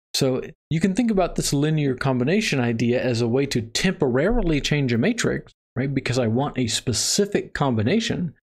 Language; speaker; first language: English; native; English